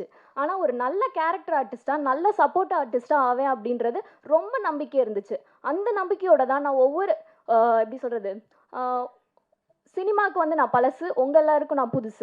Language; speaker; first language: Tamil; native; Tamil